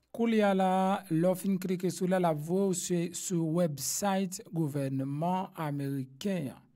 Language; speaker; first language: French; non-native, local second language; Haitian Creole